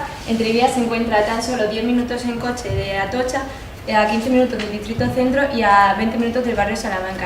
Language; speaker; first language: Spanish; native; Spanish